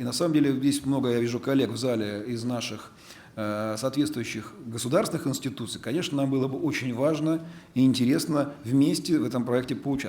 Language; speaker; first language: Russian; native; Russian